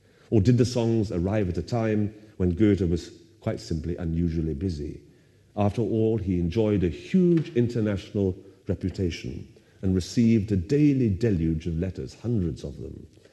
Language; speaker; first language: English; native; English